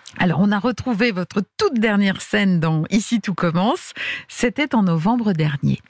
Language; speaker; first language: French; native; French